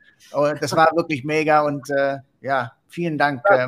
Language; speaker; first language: German; native; German